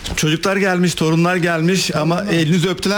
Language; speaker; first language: Turkish; native; Turkish